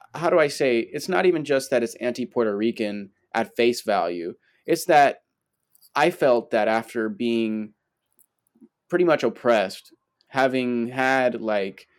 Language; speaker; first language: English; early bilingual, other home language; Spanish